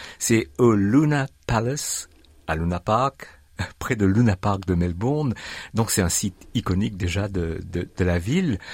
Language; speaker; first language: French; native; French